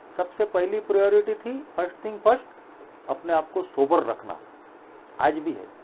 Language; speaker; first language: Hindi; non-native, local second language; Marathi